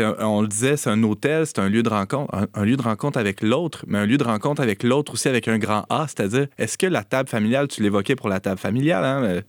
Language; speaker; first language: French; native; French